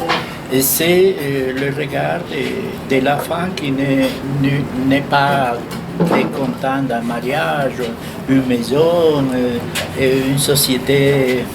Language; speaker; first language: French; non-native, fluent; Spanish